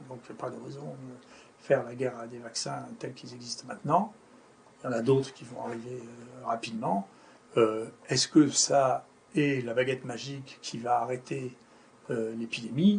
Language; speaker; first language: French; native; French